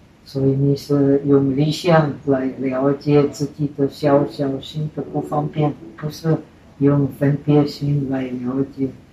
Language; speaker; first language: Chinese; non-native, fluent; Czech